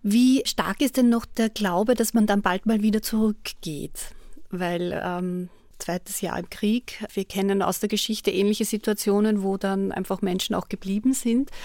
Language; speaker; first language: German; native; German